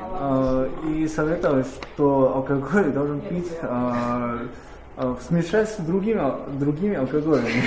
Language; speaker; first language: Russian; non-native, learner; Chinese